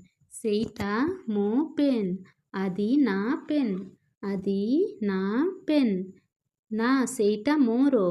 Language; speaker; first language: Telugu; non-native, fluent; Odia